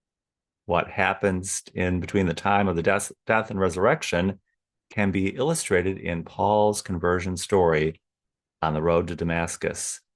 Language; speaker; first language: English; native; English